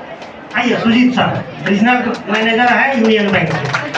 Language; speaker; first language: Hindi; native; Hindi